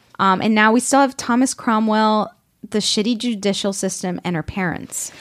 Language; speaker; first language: English; non-native, fluent; Spanish